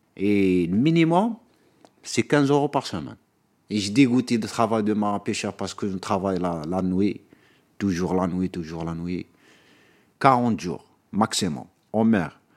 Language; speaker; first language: French; non-native, local second language; Arabic